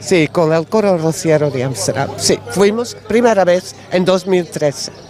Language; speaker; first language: Spanish; non-native, learner; Dutch